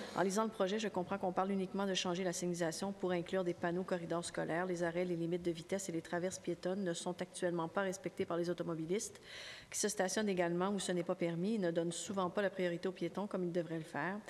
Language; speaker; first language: French; native; French